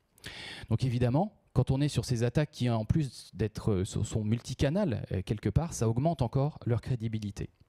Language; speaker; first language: French; native; French